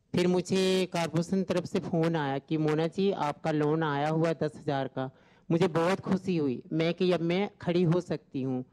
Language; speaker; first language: Hindi; native; Hindi